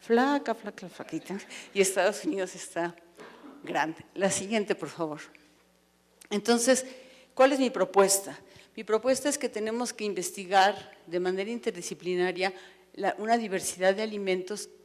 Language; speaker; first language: Spanish; native; Spanish